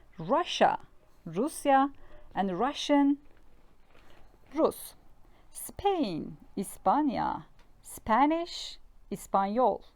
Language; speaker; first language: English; non-native, learner; Turkish